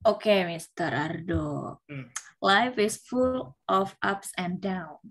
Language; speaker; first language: English; non-native, learner; Indonesian